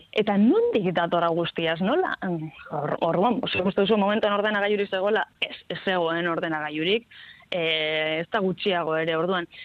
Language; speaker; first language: Basque; non-native, local second language; Spanish